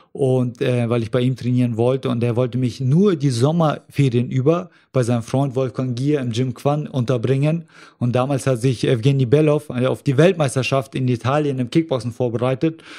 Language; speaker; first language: German; early bilingual, other home language; Russian